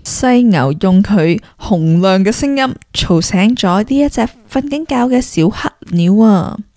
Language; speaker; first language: Cantonese; early bilingual, heritage; Cantonese